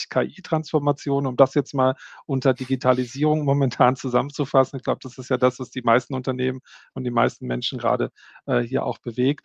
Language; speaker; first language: German; native; German